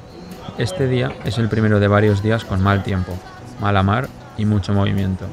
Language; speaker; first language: Spanish; native; Spanish